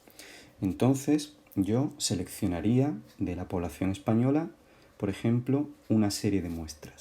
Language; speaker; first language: Spanish; native; Spanish